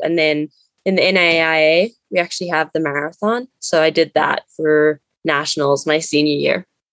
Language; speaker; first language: English; native; English